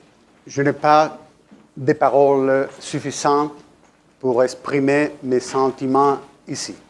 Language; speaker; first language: French; non-native, fluent; Spanish